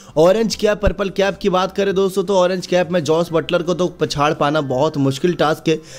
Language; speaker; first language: Hindi; native; Hindi